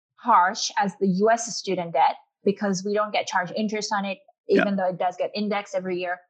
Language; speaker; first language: English; non-native, local second language; Urdu